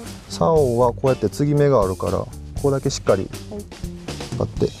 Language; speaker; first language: Japanese; native; Japanese